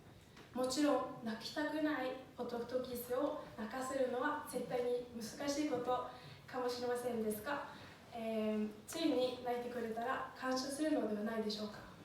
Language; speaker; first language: Japanese; non-native, fluent; Swedish